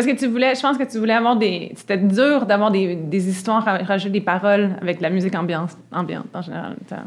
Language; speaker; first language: French; native; French